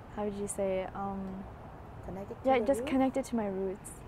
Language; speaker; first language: English; native; English